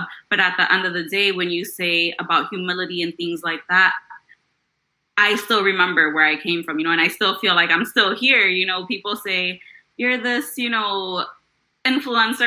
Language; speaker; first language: English; native; English